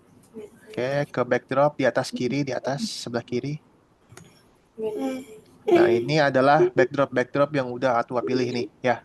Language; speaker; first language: Indonesian; native; Indonesian